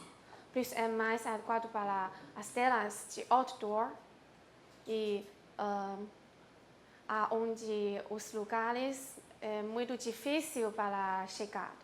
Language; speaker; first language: Portuguese; non-native, learner; Chinese